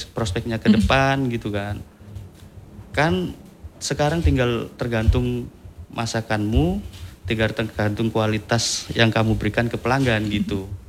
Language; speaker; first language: Indonesian; native; Indonesian